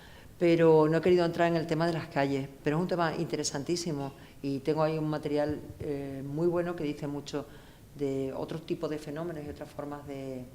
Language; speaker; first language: Spanish; native; Spanish